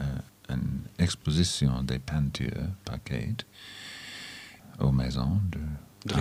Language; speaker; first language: French; non-native, learner; English